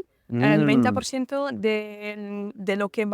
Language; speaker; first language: Spanish; non-native, fluent; French